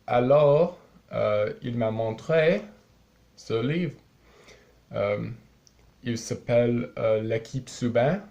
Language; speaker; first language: French; non-native, learner; English